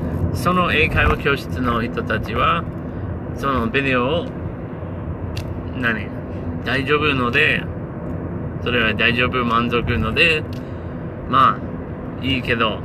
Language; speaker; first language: Japanese; non-native, learner; English